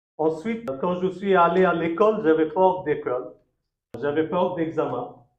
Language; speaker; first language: French; non-native, fluent; Bangla